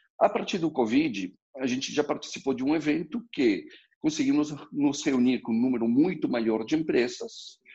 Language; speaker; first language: Portuguese; early bilingual, other home language; Spanish